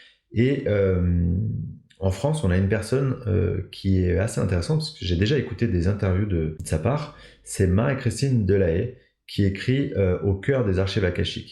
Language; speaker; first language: French; native; French